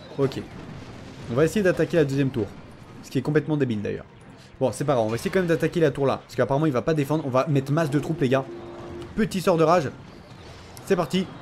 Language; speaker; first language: French; native; French